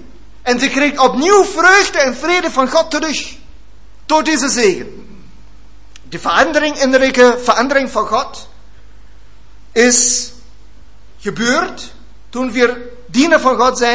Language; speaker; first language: Dutch; non-native, learner; German